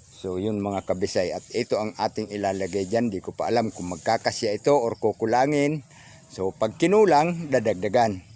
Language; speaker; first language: Filipino; non-native, local second language; Cebuano